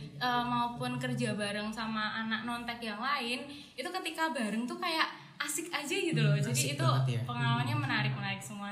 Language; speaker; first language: Indonesian; native; Indonesian